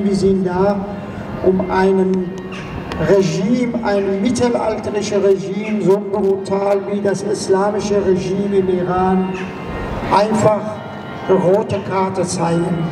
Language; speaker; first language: German; non-native, fluent; Persian